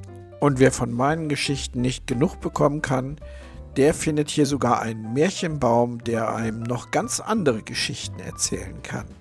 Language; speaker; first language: German; native; German